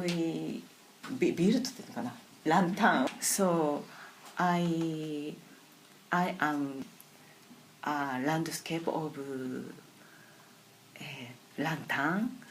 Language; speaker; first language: English; non-native, learner; Japanese